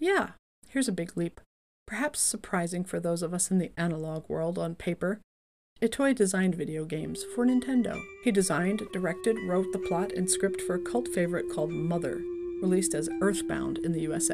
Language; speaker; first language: English; native; English